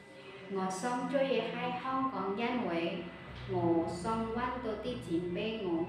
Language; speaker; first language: Cantonese; non-native, learner; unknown